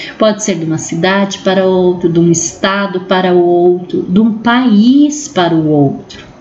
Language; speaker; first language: Portuguese; native; Portuguese